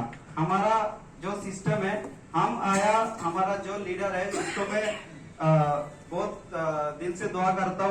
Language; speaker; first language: Hindi; non-native, learner; Bangla